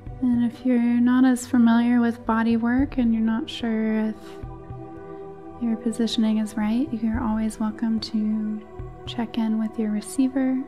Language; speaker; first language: English; native; English